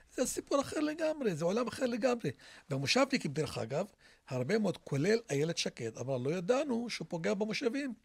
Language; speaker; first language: Hebrew; non-native, local second language; Arabic